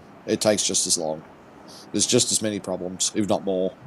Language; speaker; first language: English; native; English